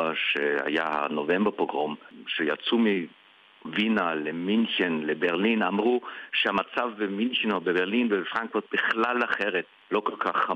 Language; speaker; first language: Hebrew; early bilingual, heritage; Hebrew